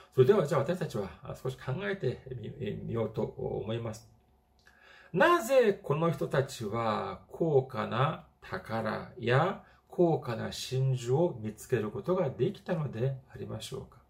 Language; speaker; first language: Japanese; non-native, fluent; Korean